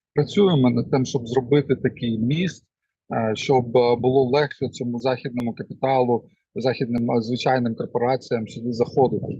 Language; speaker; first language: Ukrainian; non-native, local second language; Russian